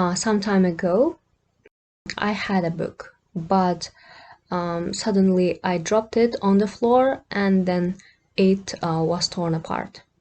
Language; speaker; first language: English; non-native, fluent; Kazakh